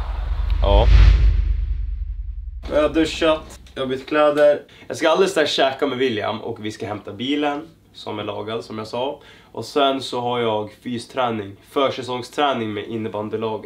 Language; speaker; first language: Swedish; native; Swedish